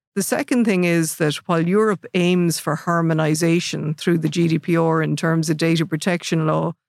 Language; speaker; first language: English; native; English